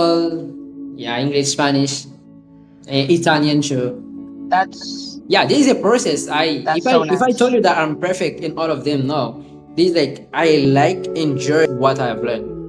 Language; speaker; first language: English; non-native, fluent; Haitian Creole